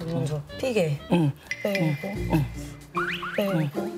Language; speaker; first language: Korean; non-native, fluent; French